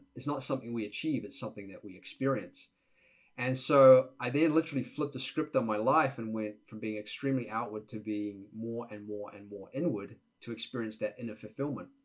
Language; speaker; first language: English; native; English